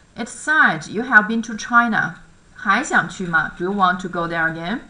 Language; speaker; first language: English; non-native, fluent; Chinese